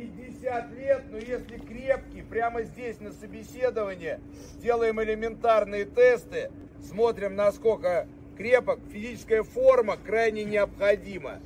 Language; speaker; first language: Russian; native; Russian